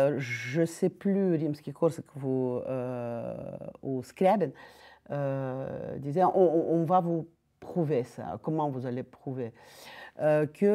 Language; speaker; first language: French; non-native, fluent; Russian